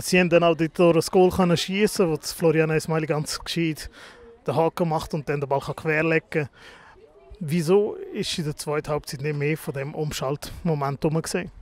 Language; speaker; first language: German; native; German